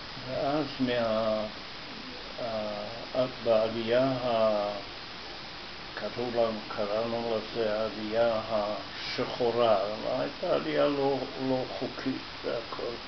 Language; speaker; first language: Hebrew; non-native, fluent; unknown